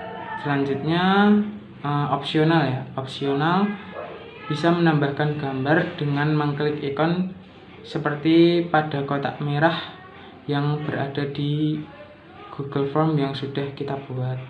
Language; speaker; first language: Indonesian; native; Indonesian